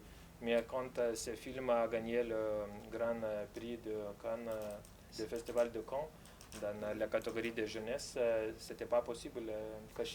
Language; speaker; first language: French; non-native, fluent; Lithuanian